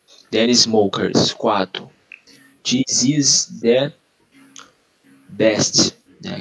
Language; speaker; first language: English; non-native, learner; Portuguese